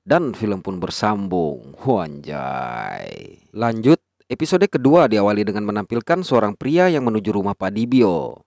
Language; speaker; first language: Indonesian; native; Indonesian